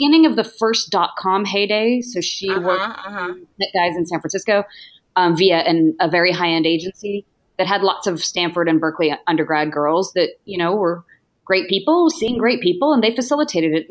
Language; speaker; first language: English; native; English